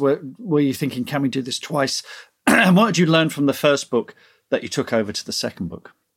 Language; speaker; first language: English; native; English